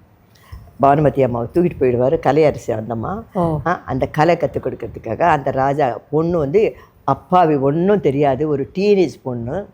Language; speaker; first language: Tamil; non-native, local second language; Telugu